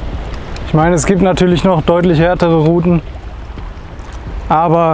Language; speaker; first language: German; native; German